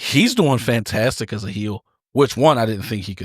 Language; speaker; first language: English; native; English